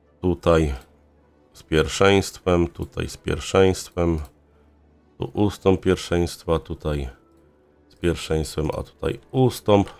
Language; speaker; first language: Polish; native; Polish